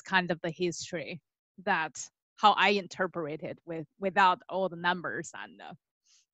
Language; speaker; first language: English; non-native, fluent; Chinese